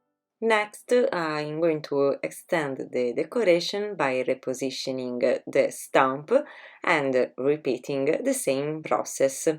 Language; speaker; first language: English; non-native, fluent; Italian